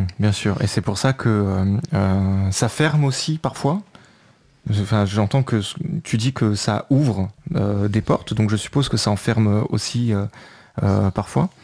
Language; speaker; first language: French; native; French